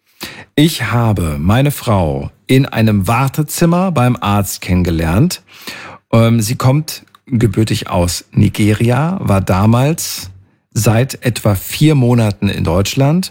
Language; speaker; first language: German; native; German